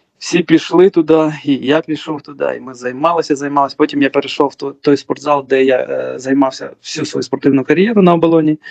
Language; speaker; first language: Ukrainian; early bilingual, other home language; Georgian